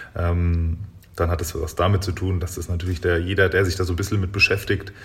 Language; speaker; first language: German; native; German